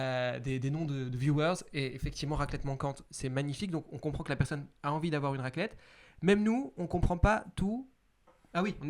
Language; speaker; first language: French; native; French